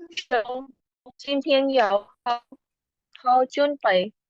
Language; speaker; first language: Chinese; non-native, learner; Urdu